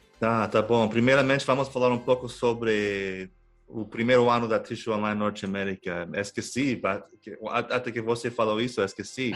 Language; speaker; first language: Portuguese; non-native, fluent; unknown